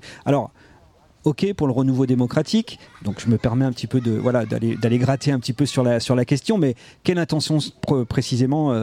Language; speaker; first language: French; native; French